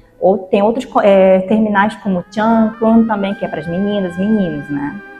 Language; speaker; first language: Portuguese; non-native, fluent; Japanese